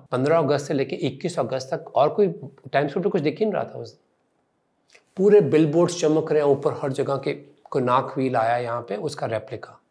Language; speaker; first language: Hindi; non-native, local second language; Punjabi